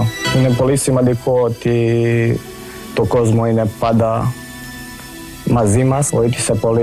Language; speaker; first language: Greek; non-native, learner; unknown